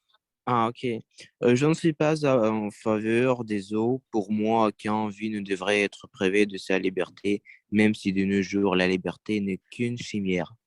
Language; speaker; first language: French; non-native, learner; Russian